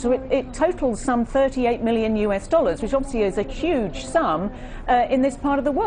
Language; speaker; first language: English; native; English